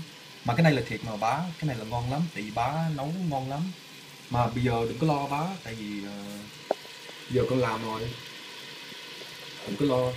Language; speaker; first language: Vietnamese; early bilingual, heritage; Vietnamese